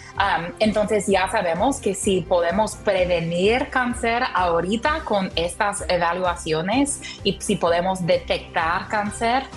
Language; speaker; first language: Spanish; non-native, learner; English